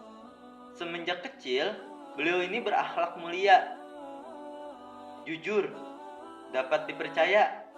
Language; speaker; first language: Indonesian; native; Indonesian